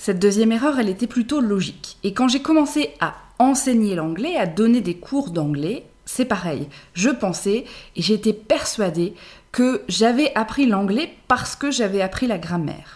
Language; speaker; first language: French; native; French